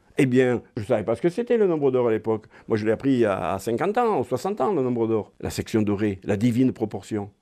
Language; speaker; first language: French; native; French